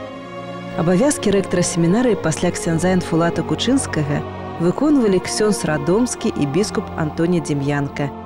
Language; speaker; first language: Belarusian; native; Belarusian